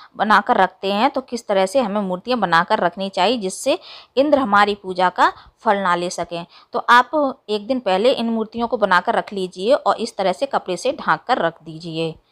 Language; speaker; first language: Hindi; native; Hindi